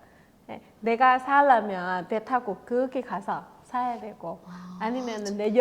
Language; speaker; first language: Korean; non-native, fluent; Vietnamese